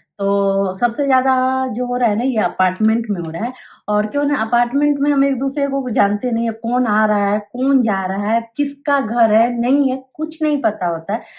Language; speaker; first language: Hindi; native; Hindi